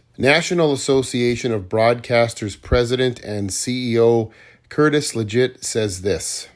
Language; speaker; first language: English; native; English